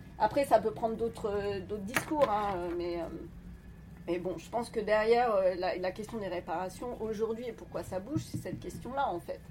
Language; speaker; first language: French; native; French